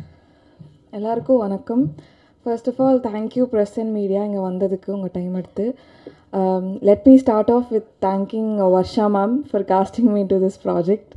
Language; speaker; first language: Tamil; non-native, learner; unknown